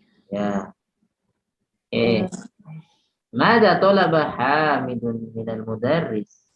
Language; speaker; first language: Arabic; non-native, fluent; Indonesian